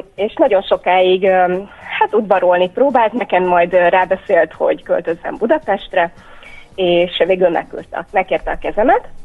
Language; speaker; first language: Hungarian; native; Hungarian